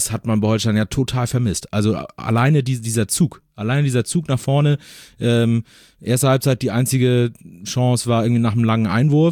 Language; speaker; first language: German; native; German